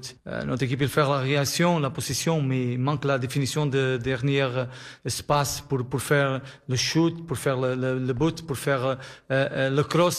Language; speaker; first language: French; non-native, learner; Portuguese